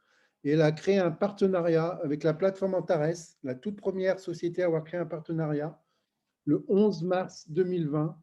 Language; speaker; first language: French; native; French